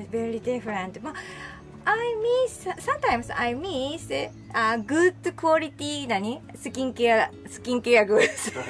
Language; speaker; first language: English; non-native, learner; Japanese